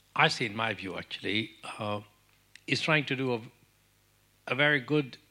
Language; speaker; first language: English; non-native, local second language; Urdu